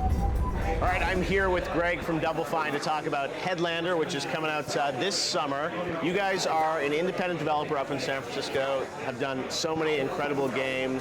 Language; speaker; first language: English; native; English